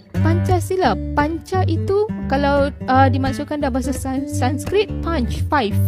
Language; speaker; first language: Malay; native; Malay